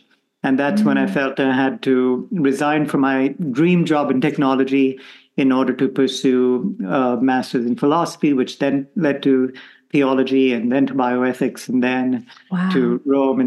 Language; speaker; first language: English; non-native, local second language; Konkani